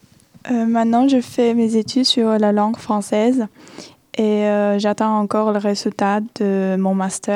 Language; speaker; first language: French; non-native, fluent; Chinese